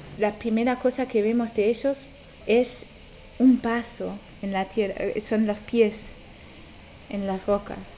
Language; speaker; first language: Spanish; non-native, fluent; German